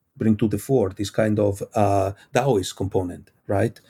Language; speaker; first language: English; non-native, fluent; Italian